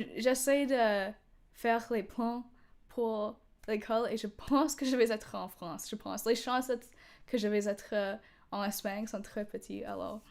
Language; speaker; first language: French; non-native, learner; English